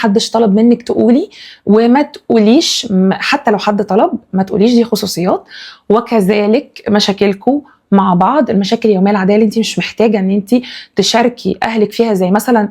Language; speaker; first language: Arabic; native; Arabic